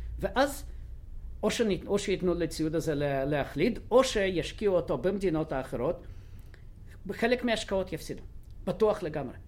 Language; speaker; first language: Hebrew; non-native, fluent; Russian